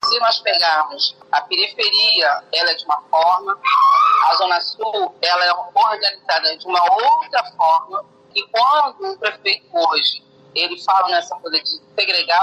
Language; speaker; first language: Portuguese; native; Portuguese